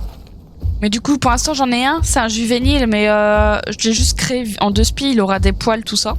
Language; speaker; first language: French; native; French